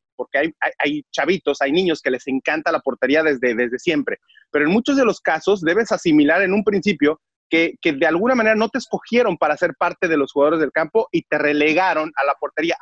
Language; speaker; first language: Spanish; native; Spanish